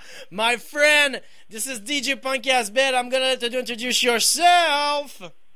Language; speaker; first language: English; non-native, fluent; French